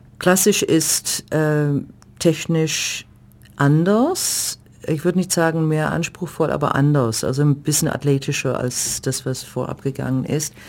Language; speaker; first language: German; non-native, fluent; English